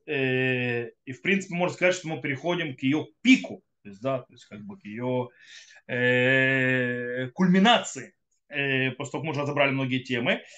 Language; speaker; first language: Russian; early bilingual, heritage; Russian